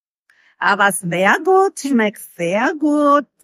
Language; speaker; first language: German; non-native, learner; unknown